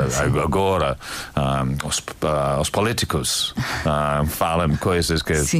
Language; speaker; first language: Portuguese; non-native, learner; English